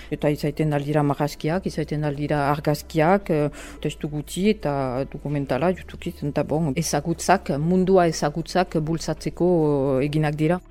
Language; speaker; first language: Basque; non-native, local second language; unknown